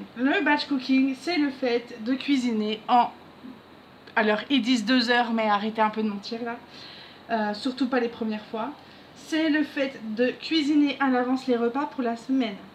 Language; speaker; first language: French; native; French